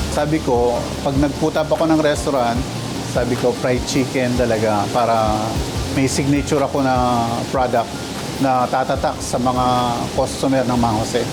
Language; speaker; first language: Filipino; non-native, local second language; Pampanga